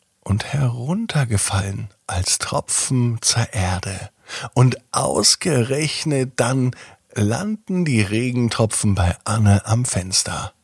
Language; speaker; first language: German; native; German